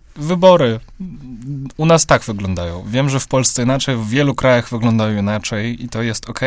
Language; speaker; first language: Polish; non-native, fluent; Russian